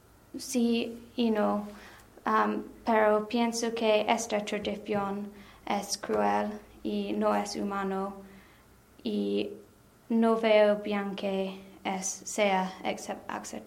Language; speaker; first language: Spanish; non-native, learner; English